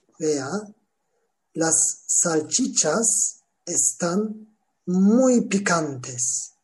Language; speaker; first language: Spanish; non-native, learner; Turkish